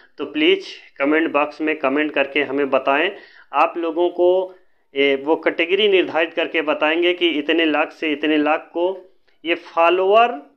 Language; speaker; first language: Hindi; native; Hindi